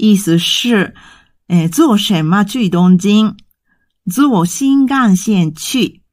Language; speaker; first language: Chinese; non-native, fluent; Japanese